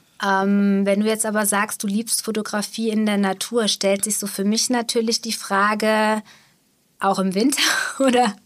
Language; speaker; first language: German; native; German